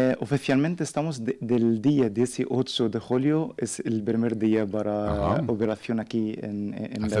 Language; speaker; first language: Spanish; non-native, learner; Arabic